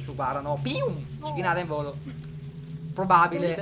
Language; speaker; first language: Italian; native; Italian